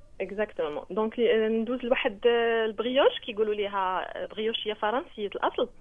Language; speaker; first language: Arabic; native; Arabic